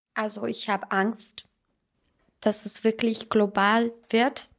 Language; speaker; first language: German; non-native, fluent; Russian